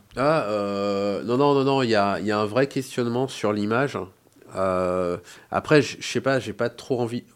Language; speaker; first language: French; native; French